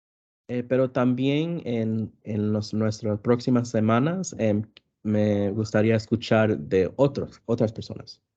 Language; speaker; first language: Spanish; early bilingual, other home language; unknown